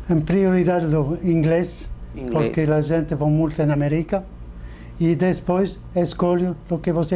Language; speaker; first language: Portuguese; non-native, fluent; French